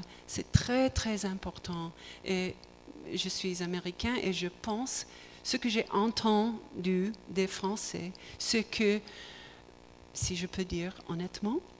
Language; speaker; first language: French; non-native, learner; English